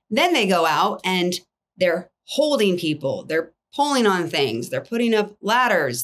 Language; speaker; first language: English; native; English